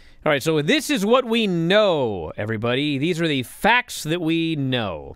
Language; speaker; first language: English; native; English